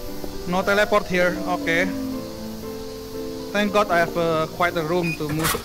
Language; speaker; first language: English; non-native, fluent; Indonesian